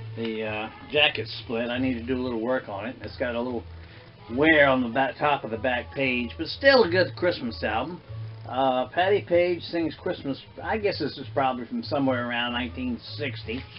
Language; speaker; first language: English; native; English